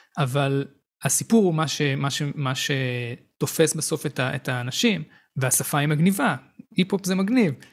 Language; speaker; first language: Hebrew; native; Hebrew